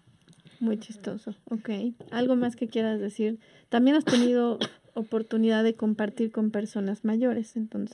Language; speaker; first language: Spanish; native; Spanish